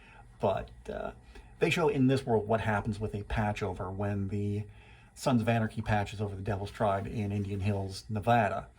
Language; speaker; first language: English; native; English